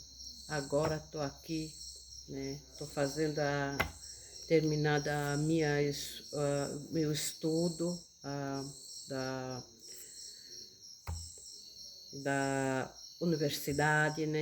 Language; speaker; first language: Portuguese; non-native, local second language; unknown